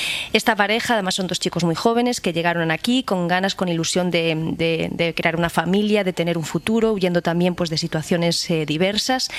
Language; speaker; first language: Spanish; native; Spanish